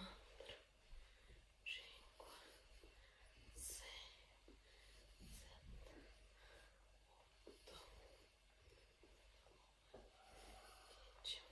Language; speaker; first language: Italian; non-native, learner; Russian